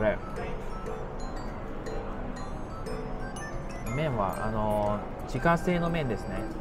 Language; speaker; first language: Japanese; non-native, fluent; Cantonese